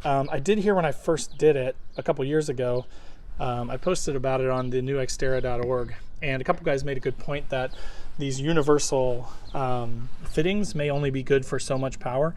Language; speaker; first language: English; native; English